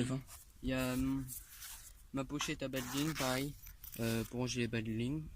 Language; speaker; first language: French; native; French